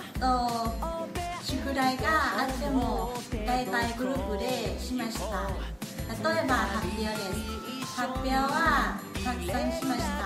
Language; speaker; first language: Japanese; non-native, learner; Thai